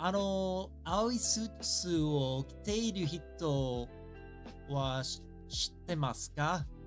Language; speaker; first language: Japanese; non-native, learner; English